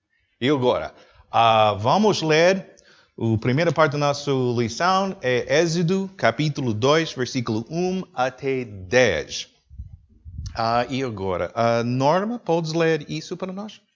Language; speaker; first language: Portuguese; non-native, learner; English